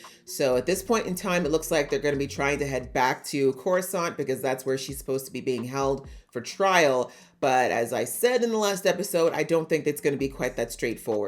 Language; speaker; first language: English; native; English